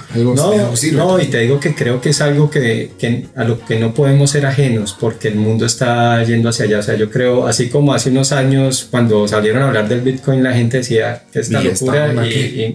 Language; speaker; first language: Spanish; native; Spanish